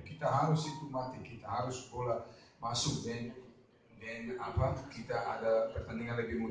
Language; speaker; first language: Indonesian; non-native, fluent; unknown